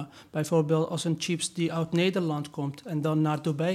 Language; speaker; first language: Dutch; non-native, fluent; Persian